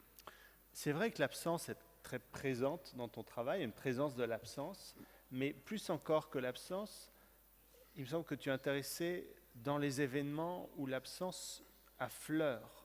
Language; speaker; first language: French; native; French